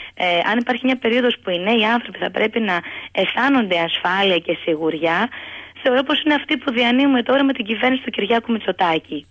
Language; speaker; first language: Greek; native; Greek